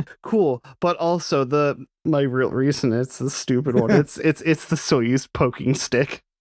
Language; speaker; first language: English; native; English